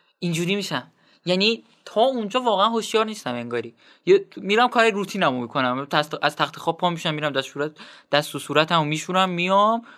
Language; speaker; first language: Persian; non-native, local second language; Azerbaijani